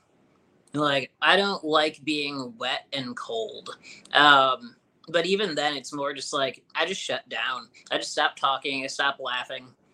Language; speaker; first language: English; native; English